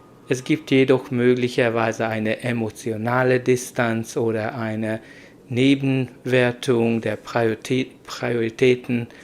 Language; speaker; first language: German; non-native, learner; Hungarian